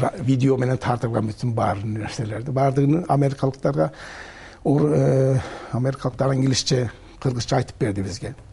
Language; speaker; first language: Kyrgyz; early bilingual, heritage; Kyrgyz